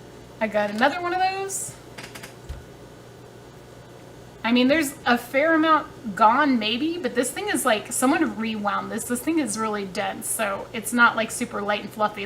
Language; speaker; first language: English; native; English